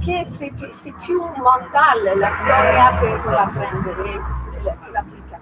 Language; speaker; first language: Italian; non-native, learner; French